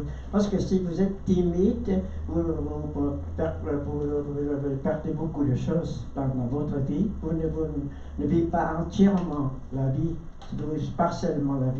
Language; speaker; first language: French; non-native, learner; Vietnamese